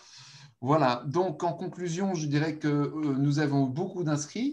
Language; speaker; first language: French; native; French